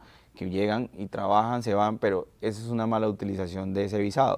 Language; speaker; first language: Spanish; native; Spanish